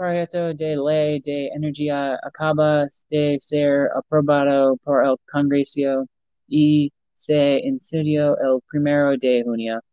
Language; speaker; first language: Spanish; non-native, learner; English